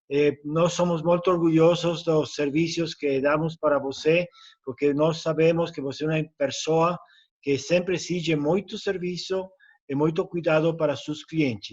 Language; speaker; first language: Portuguese; non-native, learner; Spanish